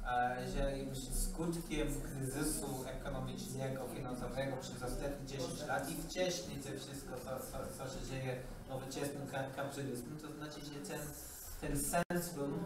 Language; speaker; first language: Polish; non-native, learner; English